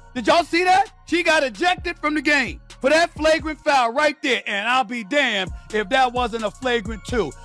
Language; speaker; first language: English; native; English